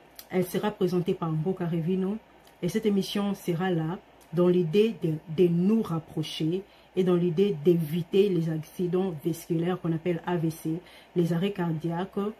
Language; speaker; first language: French; non-native, local second language; Lingala